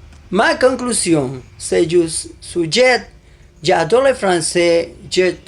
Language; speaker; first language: French; non-native, learner; Spanish